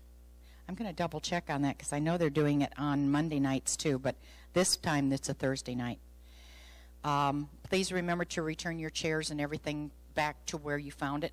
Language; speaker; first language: English; native; English